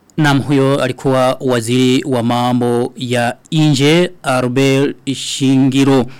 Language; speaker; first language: Swahili; non-native, local second language; Rundi